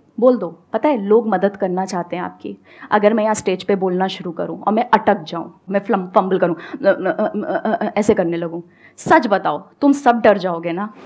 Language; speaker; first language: Hindi; native; Hindi